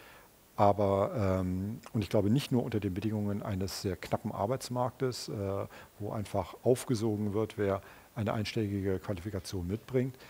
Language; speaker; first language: German; native; German